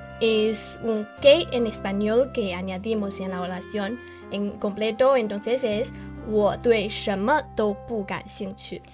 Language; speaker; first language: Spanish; non-native, fluent; Chinese